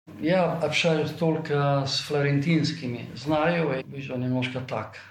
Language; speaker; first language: Russian; non-native, fluent; Italian